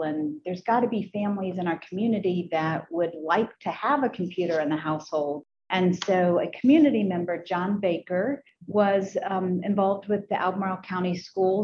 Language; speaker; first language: English; native; English